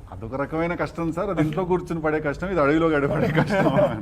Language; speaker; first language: Telugu; native; Telugu